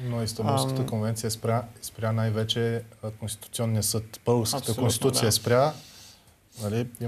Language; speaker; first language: Bulgarian; native; Bulgarian